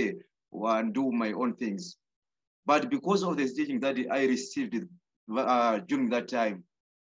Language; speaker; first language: English; non-native, local second language; Nyanja